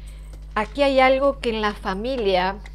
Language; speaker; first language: Spanish; native; Spanish